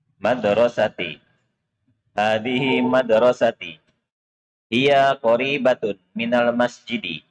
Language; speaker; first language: Arabic; non-native, learner; Indonesian